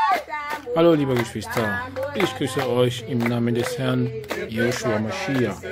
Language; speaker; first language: German; non-native, fluent; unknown